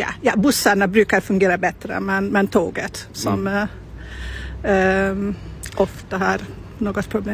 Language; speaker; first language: Swedish; non-native, learner; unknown